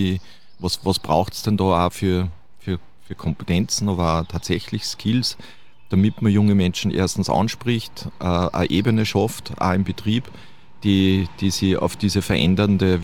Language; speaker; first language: German; native; German